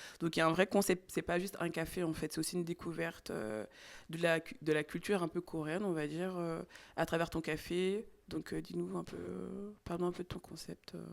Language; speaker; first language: French; native; French